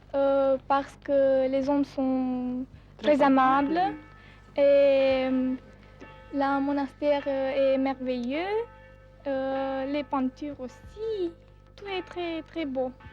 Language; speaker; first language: French; non-native, fluent; Romanian